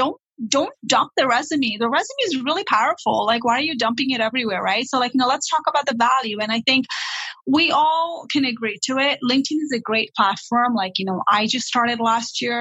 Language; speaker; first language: English; non-native, local second language; Nepali